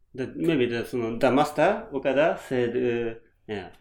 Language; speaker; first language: English; non-native, learner; Japanese